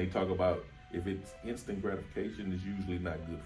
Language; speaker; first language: English; native; English